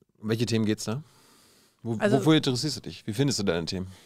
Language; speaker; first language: German; native; German